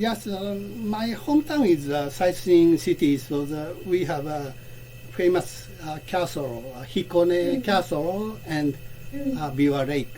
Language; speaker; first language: English; non-native, learner; Japanese